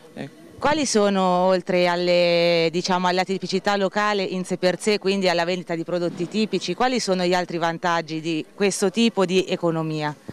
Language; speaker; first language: Italian; native; Italian